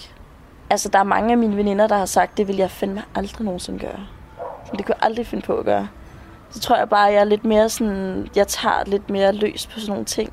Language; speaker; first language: Danish; native; Danish